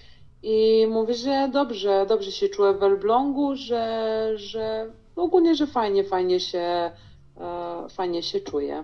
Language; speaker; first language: Polish; non-native, fluent; Serbian